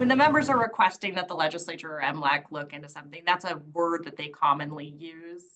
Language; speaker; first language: English; native; English